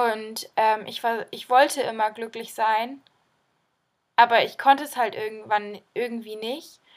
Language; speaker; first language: German; native; German